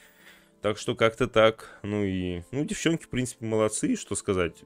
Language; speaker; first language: Russian; native; Russian